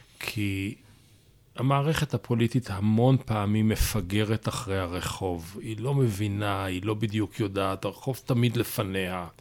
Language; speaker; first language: Hebrew; native; Hebrew